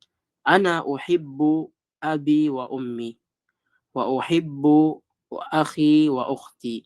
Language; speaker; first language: Arabic; non-native, fluent; Filipino